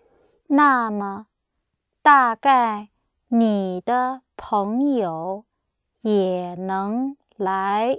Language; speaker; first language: Chinese; non-native, learner; English